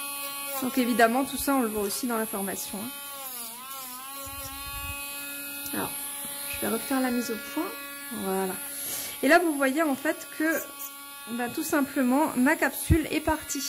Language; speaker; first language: French; native; French